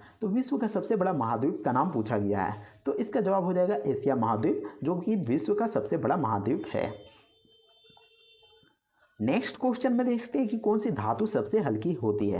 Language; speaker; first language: Hindi; native; Hindi